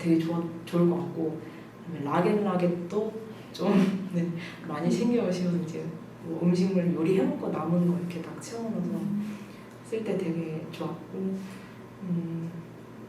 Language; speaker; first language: Korean; native; Korean